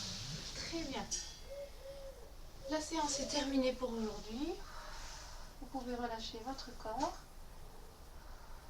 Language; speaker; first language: French; native; French